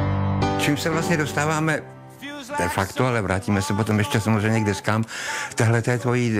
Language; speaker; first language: Czech; native; Czech